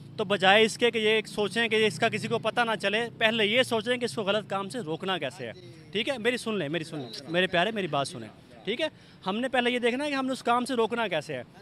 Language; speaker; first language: Urdu; non-native, local second language; Punjabi